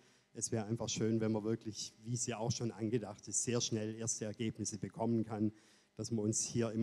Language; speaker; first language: German; native; German